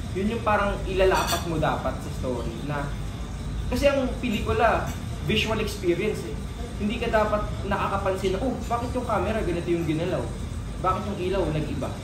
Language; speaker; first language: Filipino; native; Filipino